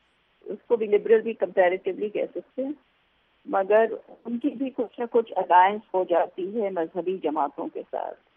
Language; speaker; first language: Urdu; native; Urdu